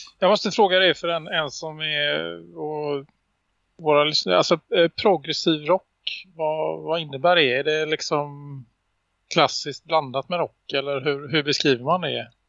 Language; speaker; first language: Swedish; native; Swedish